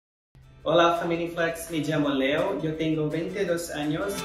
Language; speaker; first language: Spanish; non-native, fluent; Portuguese